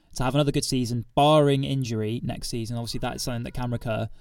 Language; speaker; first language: English; native; English